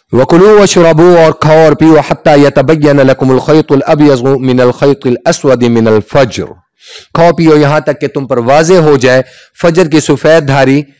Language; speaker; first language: Urdu; non-native, local second language; Punjabi